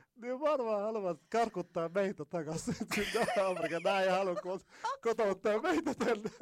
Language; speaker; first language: Finnish; non-native, fluent; Arabic